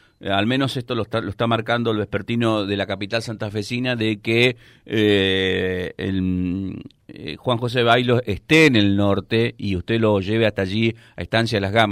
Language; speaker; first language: Spanish; native; Spanish